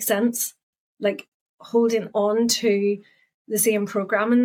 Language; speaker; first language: English; native; English